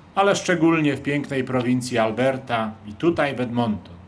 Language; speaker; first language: Polish; native; Polish